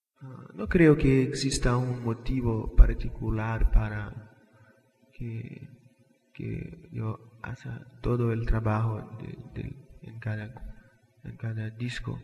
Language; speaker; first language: Spanish; non-native, fluent; Portuguese